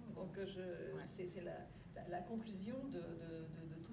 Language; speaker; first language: French; native; French